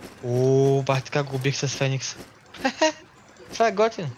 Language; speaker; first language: Bulgarian; native; Bulgarian